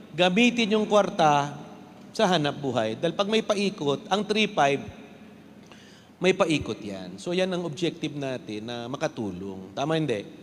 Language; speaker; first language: Filipino; non-native, local second language; Bikol